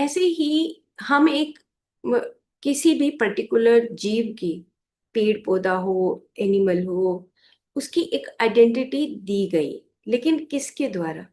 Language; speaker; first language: Hindi; native; Hindi